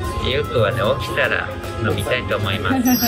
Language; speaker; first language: Japanese; native; Japanese